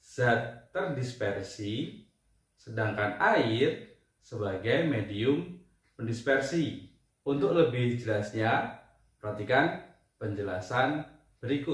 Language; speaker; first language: Indonesian; native; Indonesian